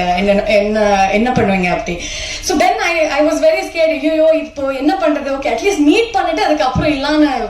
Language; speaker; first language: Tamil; non-native, learner; Kannada